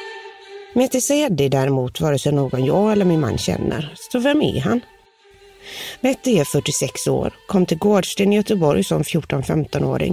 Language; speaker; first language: Swedish; native; Swedish